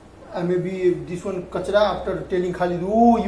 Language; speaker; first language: English; non-native, learner; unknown